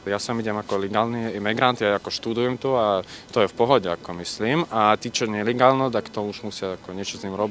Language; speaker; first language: Slovak; non-native, learner; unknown